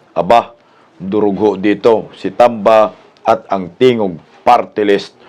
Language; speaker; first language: Filipino; native; Filipino